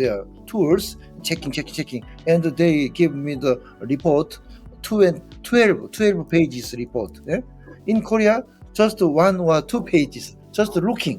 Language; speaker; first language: English; non-native, learner; Korean